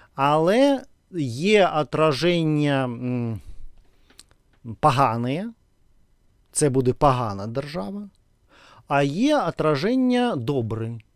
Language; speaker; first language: Ukrainian; non-native, local second language; Russian